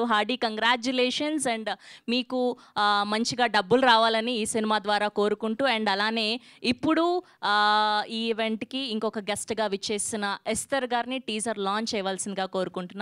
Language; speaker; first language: Telugu; native; Telugu